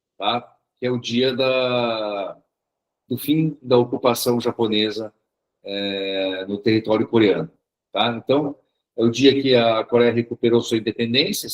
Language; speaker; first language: Portuguese; early bilingual, other home language; Korean